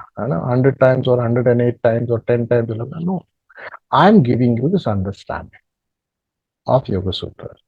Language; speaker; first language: English; non-native, local second language; Hindi